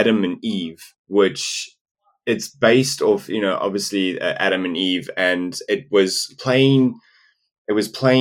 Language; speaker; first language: English; non-native, local second language; Afrikaans